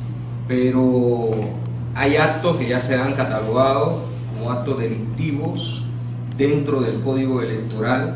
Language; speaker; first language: Spanish; native; Spanish